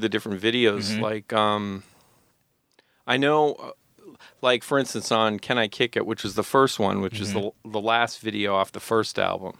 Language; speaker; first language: English; native; English